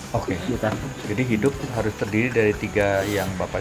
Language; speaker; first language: Indonesian; native; Indonesian